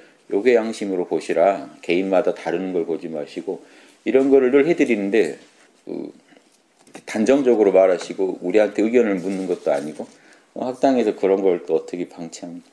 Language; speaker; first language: Korean; native; Korean